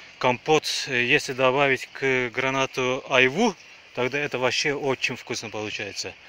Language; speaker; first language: Russian; non-native, fluent; Azerbaijani